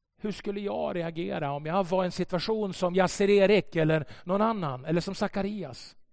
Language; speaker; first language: Swedish; native; Swedish